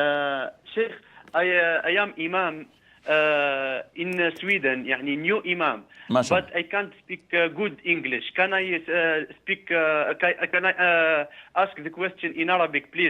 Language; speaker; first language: English; non-native, learner; Arabic